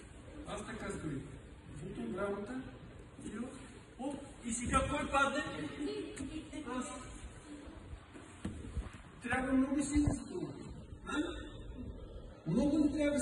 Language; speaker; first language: Bulgarian; non-native, learner; Russian